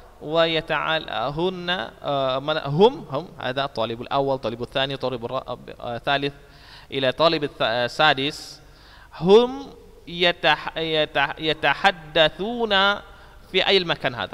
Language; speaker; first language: Arabic; non-native, fluent; Indonesian